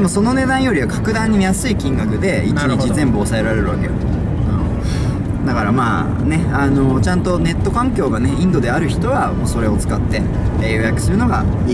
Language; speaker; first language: Japanese; native; Japanese